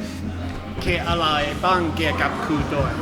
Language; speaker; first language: Thai; non-native, learner; English